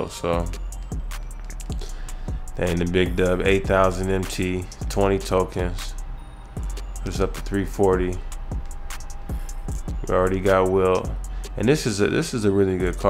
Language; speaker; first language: English; native; English